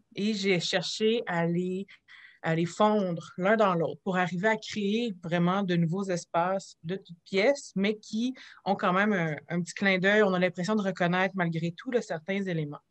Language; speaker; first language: French; native; French